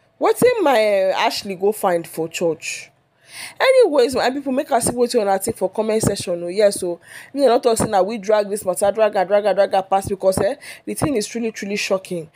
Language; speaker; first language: Nigerian Pidgin; non-native, local second language; Yoruba